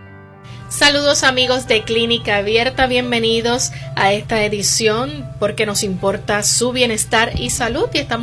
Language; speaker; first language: Spanish; native; Spanish